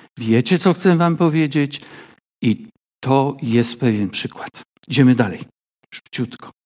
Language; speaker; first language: Polish; native; Polish